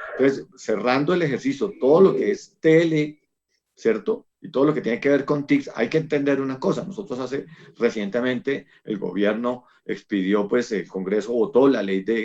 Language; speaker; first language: Spanish; native; Spanish